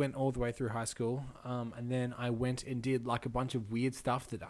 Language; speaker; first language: English; native; English